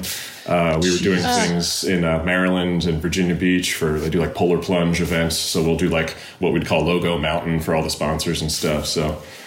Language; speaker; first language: English; native; English